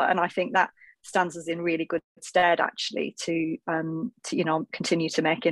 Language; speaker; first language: English; native; English